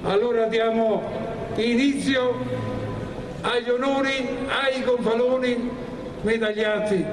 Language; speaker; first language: Italian; native; Italian